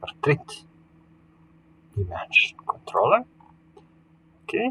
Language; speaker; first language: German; non-native, fluent; Serbian